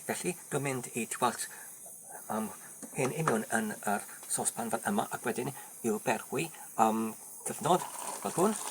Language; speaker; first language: Welsh; non-native, learner; English